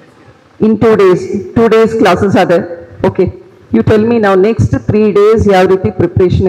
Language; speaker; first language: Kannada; native; Kannada